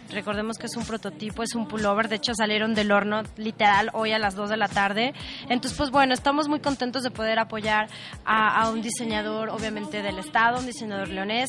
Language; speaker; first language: Spanish; native; Spanish